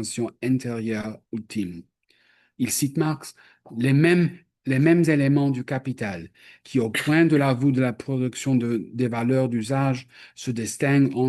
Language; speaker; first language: French; non-native, fluent; English